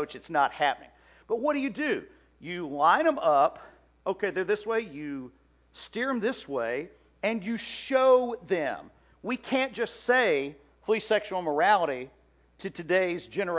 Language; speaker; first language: English; native; English